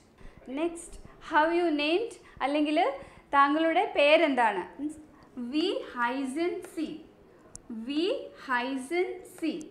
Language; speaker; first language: German; non-native, learner; Malayalam